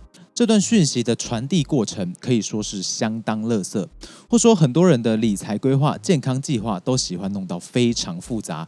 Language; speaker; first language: Chinese; native; Chinese